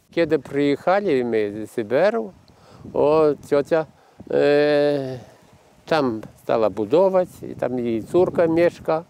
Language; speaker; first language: Polish; early bilingual, heritage; Ukrainian